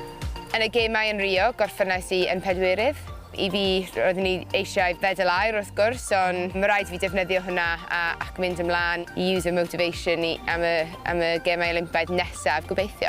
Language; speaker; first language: Welsh; non-native, local second language; English